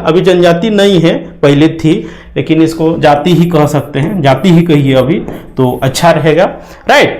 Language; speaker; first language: Hindi; native; Hindi